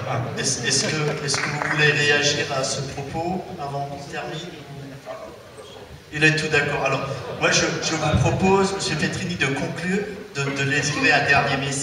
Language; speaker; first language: French; native; French